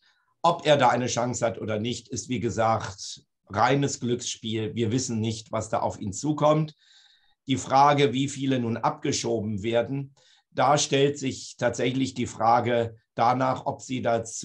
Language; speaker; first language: German; native; German